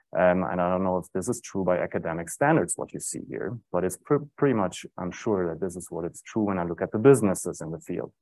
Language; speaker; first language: English; non-native, fluent; German